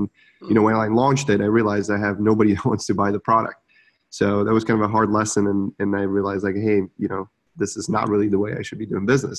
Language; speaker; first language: English; non-native, fluent; Czech